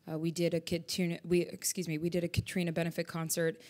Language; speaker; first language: English; native; English